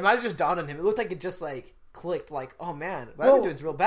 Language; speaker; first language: English; native; English